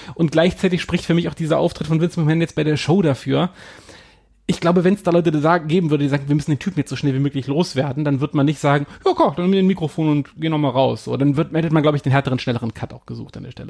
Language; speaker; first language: German; native; German